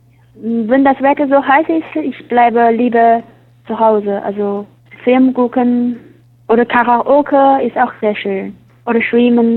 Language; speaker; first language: German; non-native, learner; Chinese